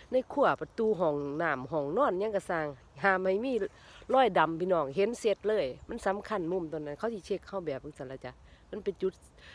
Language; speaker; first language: Thai; native; Thai